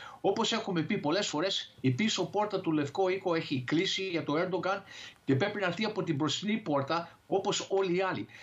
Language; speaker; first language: Greek; early bilingual, heritage; Greek